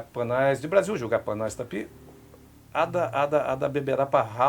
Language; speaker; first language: Indonesian; non-native, fluent; Portuguese